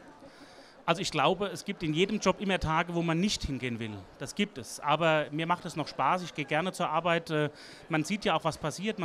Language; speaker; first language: German; native; German